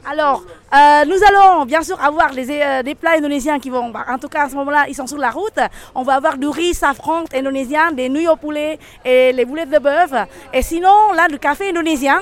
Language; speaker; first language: French; non-native, fluent; Indonesian